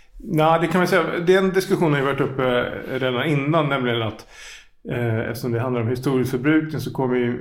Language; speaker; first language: Swedish; native; Swedish